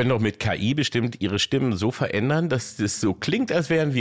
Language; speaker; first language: German; native; German